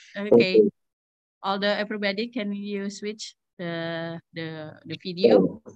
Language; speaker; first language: English; non-native, learner; Indonesian